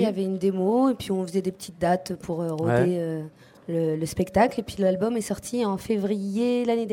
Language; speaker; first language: French; native; French